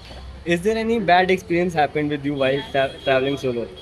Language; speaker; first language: English; non-native, fluent; Hindi